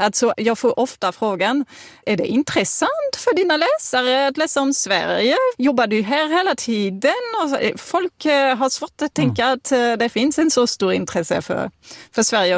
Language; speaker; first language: Swedish; non-native, fluent; French